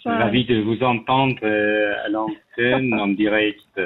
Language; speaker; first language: French; non-native, fluent; Persian